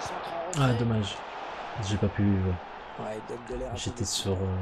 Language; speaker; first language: French; native; French